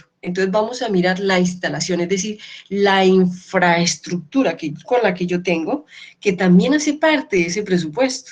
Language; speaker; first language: Spanish; native; Spanish